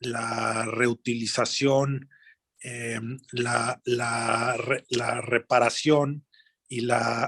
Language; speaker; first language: Spanish; native; Spanish